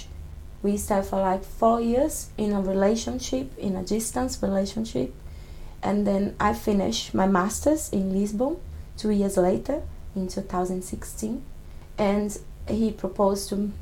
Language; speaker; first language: English; non-native, fluent; Portuguese